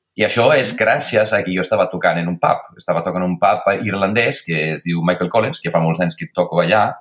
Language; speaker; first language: Catalan; non-native, fluent; Icelandic